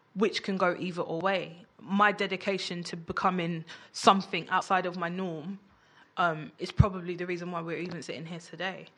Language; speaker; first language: English; native; English